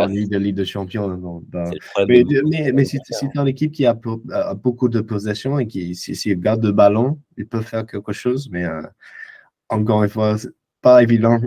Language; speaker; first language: French; non-native, fluent; English